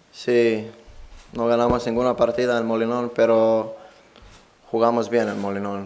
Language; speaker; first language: Spanish; non-native, learner; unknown